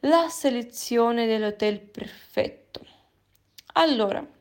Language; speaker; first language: Italian; non-native, fluent; Russian